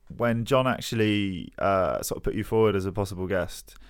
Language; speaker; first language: English; native; English